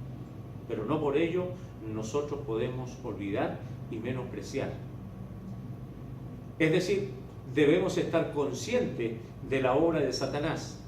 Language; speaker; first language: Spanish; native; Spanish